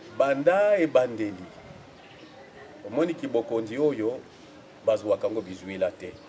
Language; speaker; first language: Lingala; non-native, local second language; Kongo